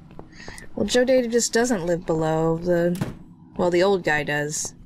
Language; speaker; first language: English; native; English